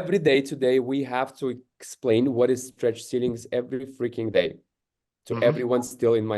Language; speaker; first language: English; non-native, fluent; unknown